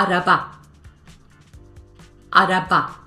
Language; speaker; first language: Turkish; non-native, fluent; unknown